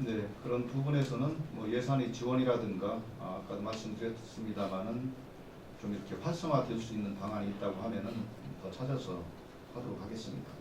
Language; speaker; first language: Korean; native; Korean